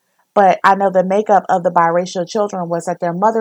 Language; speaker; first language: English; native; English